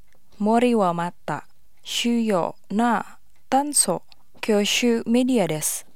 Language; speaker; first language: Japanese; non-native, fluent; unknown